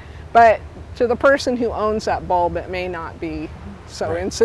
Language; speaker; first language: English; native; English